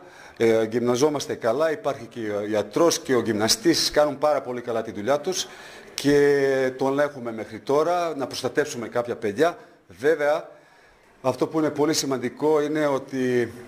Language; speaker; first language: Greek; non-native, fluent; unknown